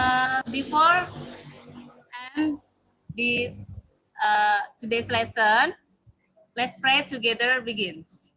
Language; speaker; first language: English; non-native, learner; Indonesian